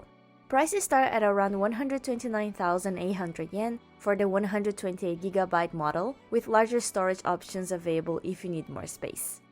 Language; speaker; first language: English; native; English